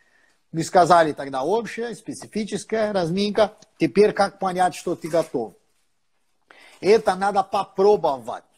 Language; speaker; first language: Russian; non-native, fluent; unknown